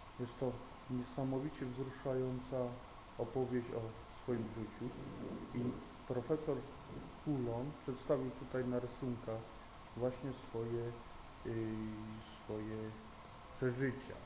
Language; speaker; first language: Polish; native; Polish